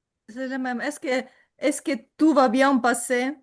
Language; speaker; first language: French; non-native, learner; Ukrainian